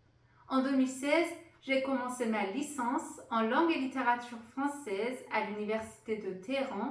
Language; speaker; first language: French; non-native, fluent; Persian